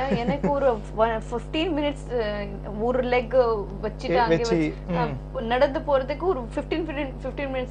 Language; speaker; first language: Tamil; non-native, local second language; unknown